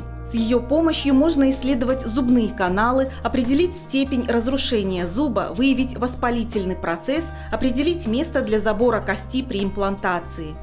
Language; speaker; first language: Russian; native; Russian